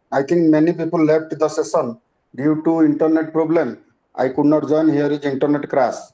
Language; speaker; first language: English; non-native, local second language; Hindi